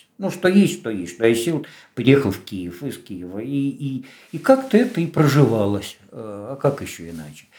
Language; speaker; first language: Russian; native; Russian